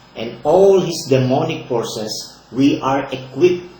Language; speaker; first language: English; non-native, local second language; Filipino